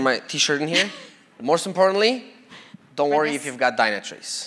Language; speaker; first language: English; non-native, fluent; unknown